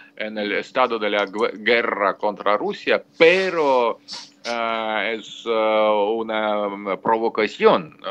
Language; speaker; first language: Spanish; non-native, fluent; Russian